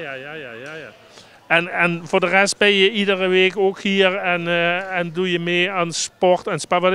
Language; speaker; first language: Dutch; native; Dutch